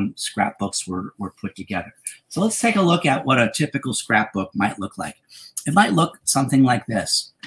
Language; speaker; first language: English; native; English